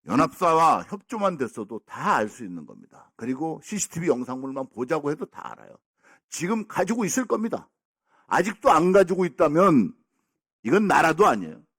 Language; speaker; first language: Korean; native; Korean